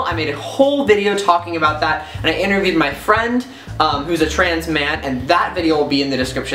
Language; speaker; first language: English; native; English